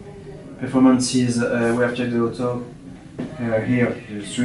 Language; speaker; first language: English; non-native, learner; French